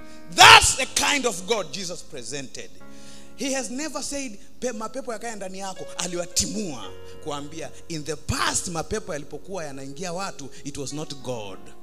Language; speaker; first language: English; non-native, local second language; Swahili